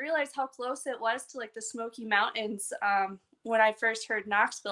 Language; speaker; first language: English; native; English